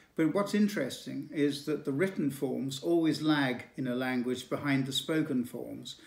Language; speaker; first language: English; native; English